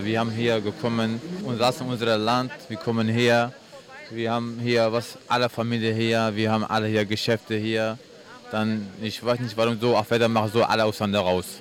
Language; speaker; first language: German; non-native, learner; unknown